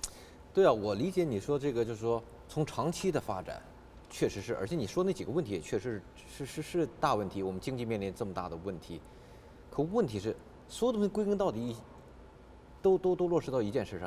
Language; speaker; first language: Chinese; native; Chinese